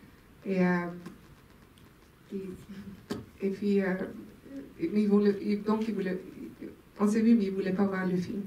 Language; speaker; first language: French; non-native, local second language; Swedish